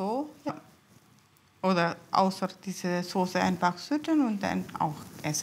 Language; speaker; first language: German; non-native, learner; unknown